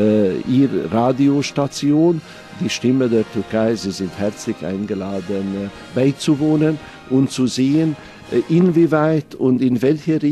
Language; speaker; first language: German; non-native, fluent; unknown